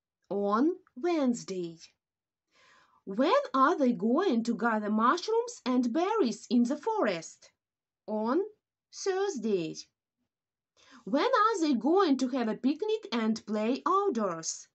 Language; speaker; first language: English; non-native, fluent; Ukrainian